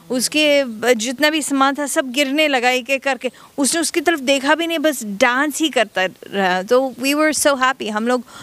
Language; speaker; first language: Hindi; non-native, fluent; English